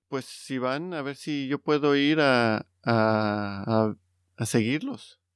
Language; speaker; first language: Spanish; native; Spanish